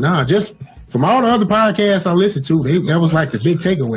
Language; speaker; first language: English; native; English